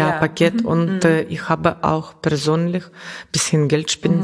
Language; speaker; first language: German; non-native, fluent; Russian